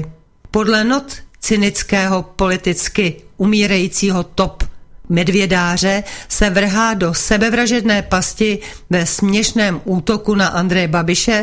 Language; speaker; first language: Czech; native; Czech